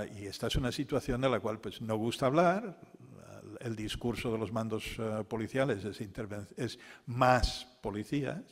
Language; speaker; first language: Spanish; non-native, local second language; Catalan